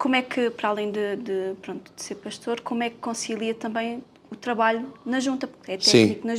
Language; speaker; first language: Portuguese; native; Portuguese